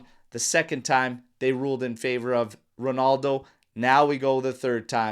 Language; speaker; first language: English; native; English